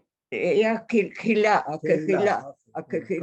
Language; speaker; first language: Hebrew; non-native, fluent; Hungarian